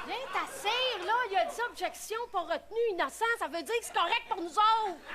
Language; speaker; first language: French; native; French